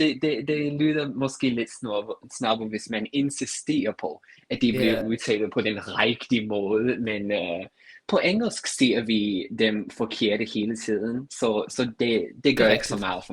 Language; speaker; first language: Danish; non-native, fluent; English